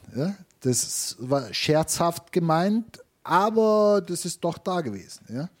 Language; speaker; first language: German; non-native, fluent; Italian